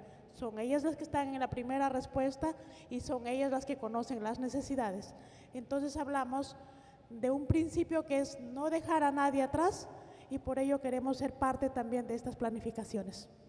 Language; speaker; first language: Spanish; native; Spanish